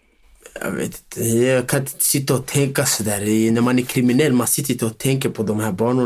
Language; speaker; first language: Swedish; non-native, local second language; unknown